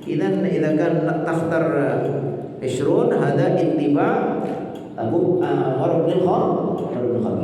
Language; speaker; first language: Arabic; non-native, fluent; Indonesian